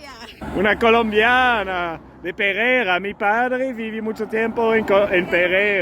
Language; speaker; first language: Spanish; non-native, learner; French